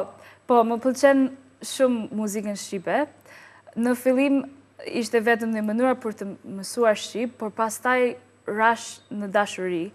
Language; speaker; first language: Albanian; non-native, learner; English